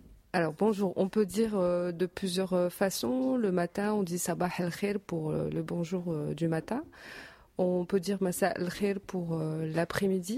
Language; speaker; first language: French; non-native, local second language; Arabic